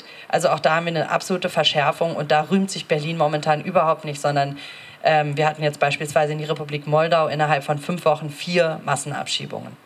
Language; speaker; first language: German; native; German